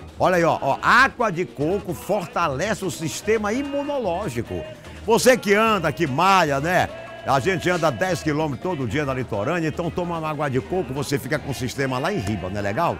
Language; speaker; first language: Portuguese; native; Portuguese